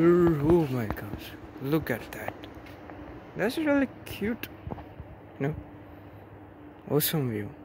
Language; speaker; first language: English; non-native, learner; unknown